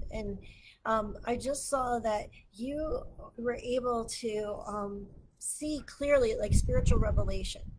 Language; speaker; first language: English; native; English